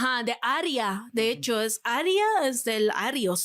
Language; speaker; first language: Spanish; non-native, fluent; Persian